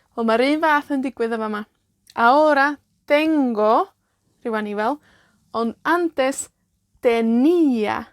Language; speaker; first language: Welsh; native; Welsh